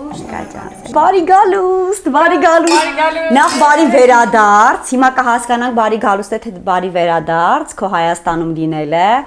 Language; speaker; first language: Armenian; native; Armenian